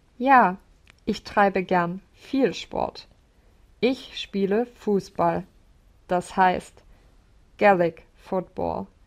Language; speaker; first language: German; non-native, learner; English